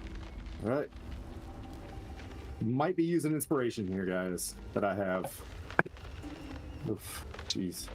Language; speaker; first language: English; native; English